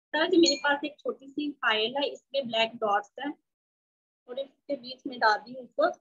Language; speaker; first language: Hindi; native; Hindi